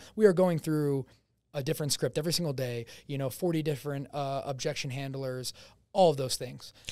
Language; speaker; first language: English; native; English